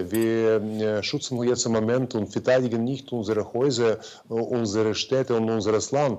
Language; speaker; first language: German; non-native, fluent; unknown